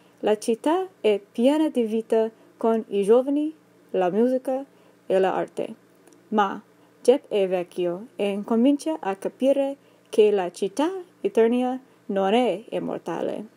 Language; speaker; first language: Italian; non-native, learner; English